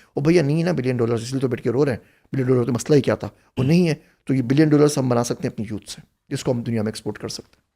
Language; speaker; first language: Urdu; native; Urdu